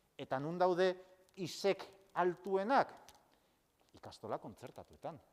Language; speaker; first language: Basque; non-native, local second language; Spanish